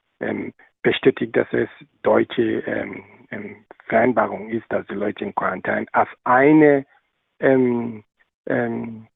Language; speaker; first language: German; non-native, learner; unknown